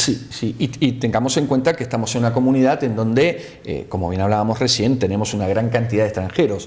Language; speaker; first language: Spanish; native; Spanish